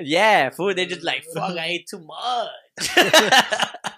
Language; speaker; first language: English; early bilingual, other home language; Spanish